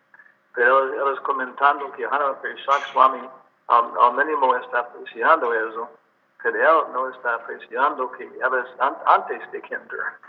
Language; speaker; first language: Spanish; non-native, learner; English